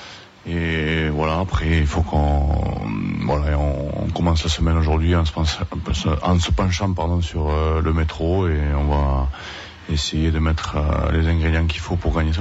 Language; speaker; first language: French; native; French